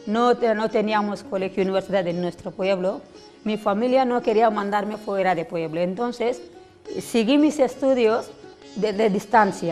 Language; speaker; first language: Spanish; non-native, learner; Telugu